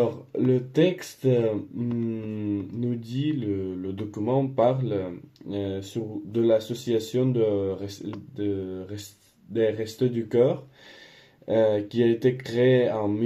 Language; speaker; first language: French; non-native, learner; Spanish